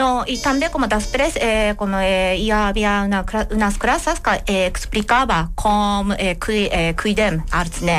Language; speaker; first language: Catalan; non-native, learner; Japanese